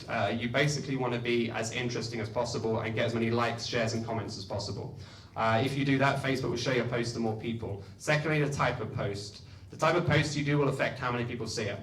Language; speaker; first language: English; native; English